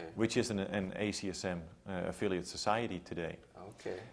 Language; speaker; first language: English; non-native, fluent; Dutch